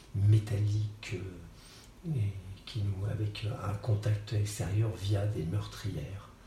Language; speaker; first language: French; native; French